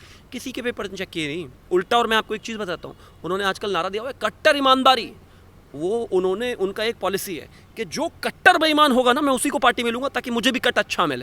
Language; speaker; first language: Hindi; native; Hindi